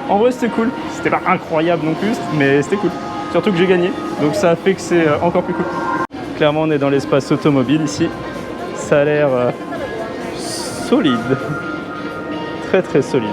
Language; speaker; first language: French; native; French